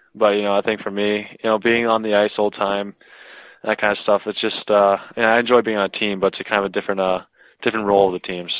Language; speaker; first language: English; native; English